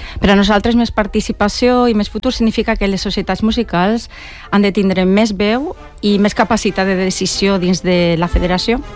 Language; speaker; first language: Catalan; native; Catalan